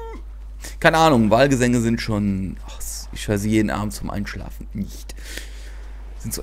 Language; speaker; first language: German; native; German